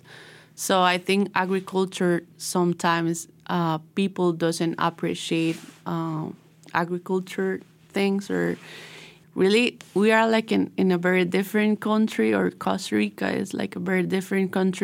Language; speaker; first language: English; non-native, learner; Spanish